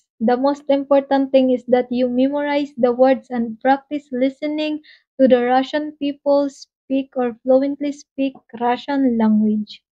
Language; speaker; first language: English; non-native, local second language; Waray